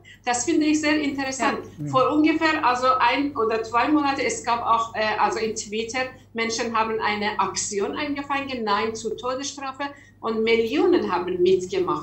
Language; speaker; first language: German; non-native, learner; Persian